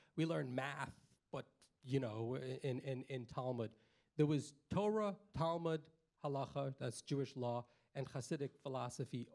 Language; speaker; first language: English; native; English